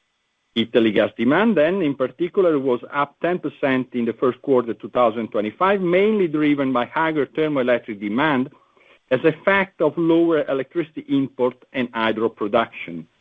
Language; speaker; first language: English; non-native, fluent; Italian